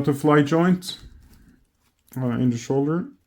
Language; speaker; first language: English; non-native, fluent; Norwegian